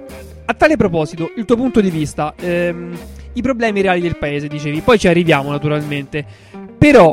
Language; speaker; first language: Italian; native; Italian